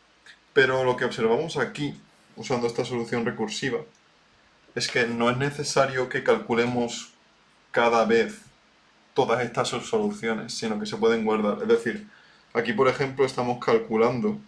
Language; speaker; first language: Spanish; native; Spanish